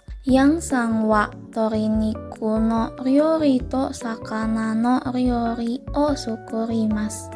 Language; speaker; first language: Japanese; non-native, learner; Indonesian